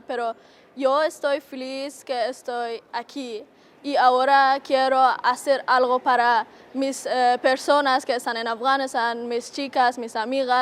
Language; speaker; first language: Spanish; non-native, learner; Persian